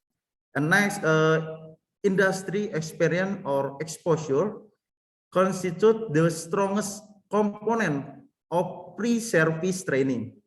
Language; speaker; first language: English; non-native, fluent; Indonesian